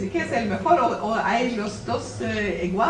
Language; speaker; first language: Spanish; non-native, learner; Norwegian